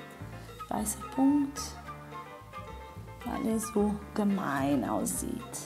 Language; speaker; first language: German; non-native, fluent; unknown